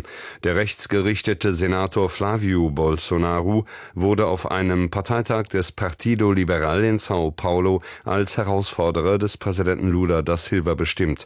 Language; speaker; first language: German; native; German